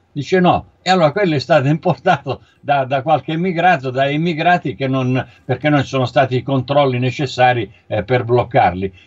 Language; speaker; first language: Italian; native; Italian